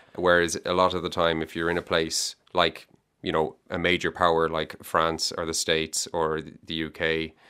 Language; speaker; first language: English; native; English